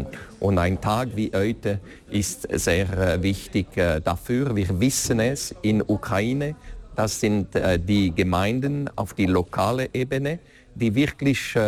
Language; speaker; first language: German; non-native, local second language; French